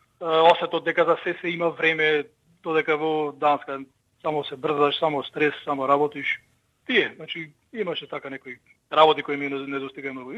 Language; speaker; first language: Macedonian; early bilingual, heritage; Macedonian